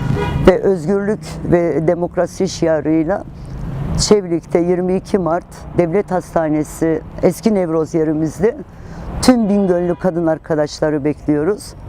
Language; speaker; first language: Turkish; non-native, local second language; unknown